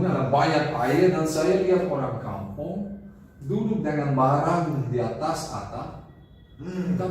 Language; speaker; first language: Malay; non-native, fluent; Dutch